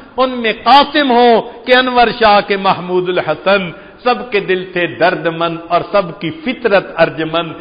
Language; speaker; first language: Urdu; non-native, local second language; Punjabi